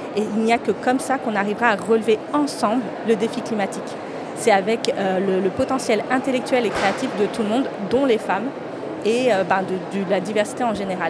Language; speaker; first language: French; native; French